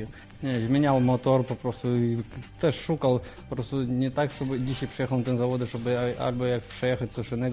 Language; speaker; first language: Polish; non-native, learner; Russian